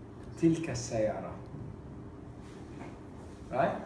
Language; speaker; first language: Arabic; non-native, fluent; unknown